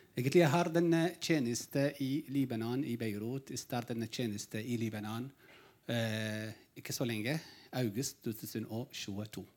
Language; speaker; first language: Norwegian; non-native, learner; Arabic